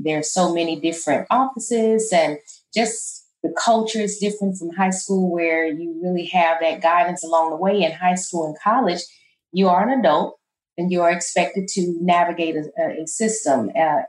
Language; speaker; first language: English; native; English